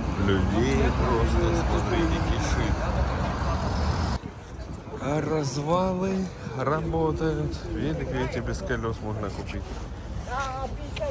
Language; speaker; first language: Russian; native; Russian